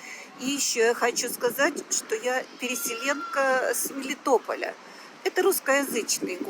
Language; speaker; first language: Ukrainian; non-native, local second language; Russian